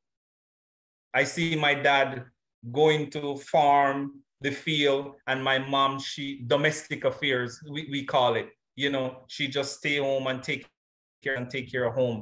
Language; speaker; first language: English; non-native, local second language; Jamaican Creole English